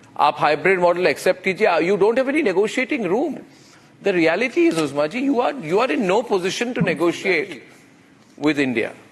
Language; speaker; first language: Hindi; native; Hindi